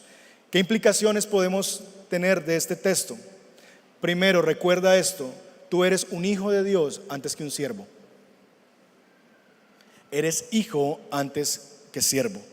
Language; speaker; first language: Spanish; native; Spanish